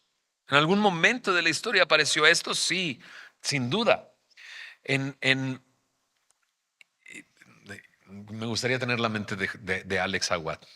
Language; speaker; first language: Spanish; native; Spanish